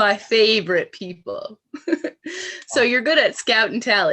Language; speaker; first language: English; native; English